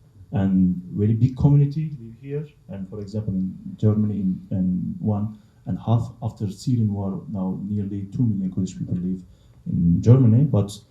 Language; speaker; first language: English; non-native, learner; Kurdish